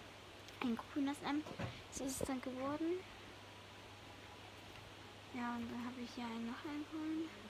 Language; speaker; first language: German; early bilingual, heritage; German